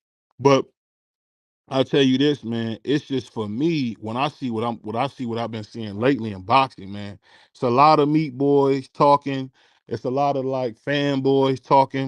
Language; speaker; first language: English; native; English